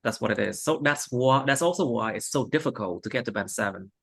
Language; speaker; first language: English; non-native, fluent; Vietnamese